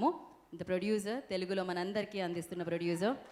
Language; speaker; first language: Telugu; native; Telugu